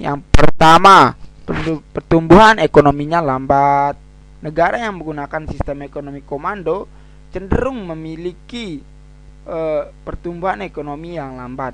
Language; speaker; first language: Indonesian; native; Indonesian